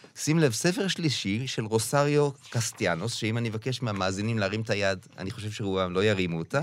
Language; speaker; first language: Hebrew; native; Hebrew